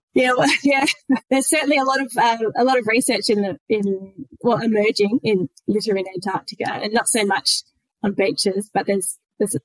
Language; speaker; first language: English; native; English